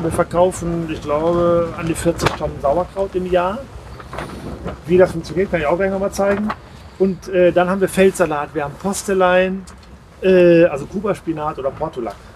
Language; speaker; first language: German; native; German